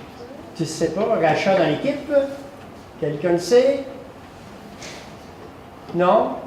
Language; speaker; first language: French; native; French